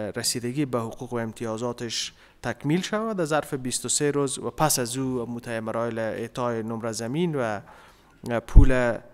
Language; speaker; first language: Persian; native; Persian